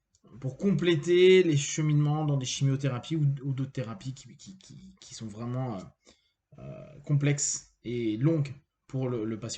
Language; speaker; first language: French; native; French